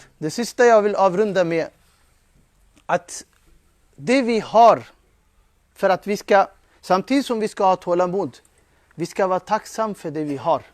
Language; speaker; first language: Swedish; non-native, fluent; Urdu